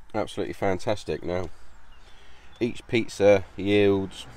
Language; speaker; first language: English; native; English